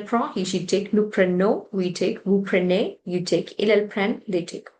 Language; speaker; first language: French; non-native, fluent; Hindi